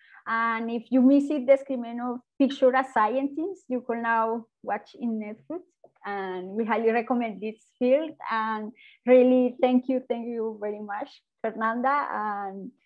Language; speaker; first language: English; non-native, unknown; Spanish